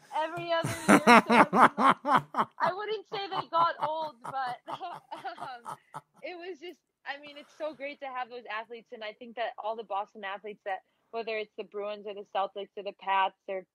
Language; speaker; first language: English; native; English